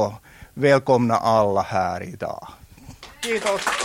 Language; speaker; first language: Swedish; non-native, local second language; Finnish